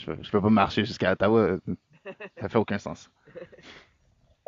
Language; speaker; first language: French; native; French